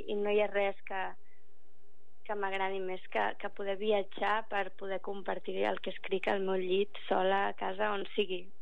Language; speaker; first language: Catalan; non-native, local second language; English